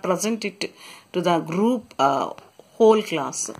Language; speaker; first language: English; non-native, local second language; Telugu